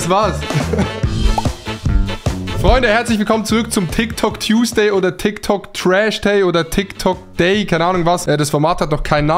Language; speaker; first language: German; native; German